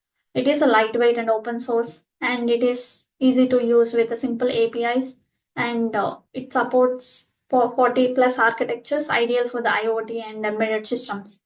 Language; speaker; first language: English; non-native, local second language; Telugu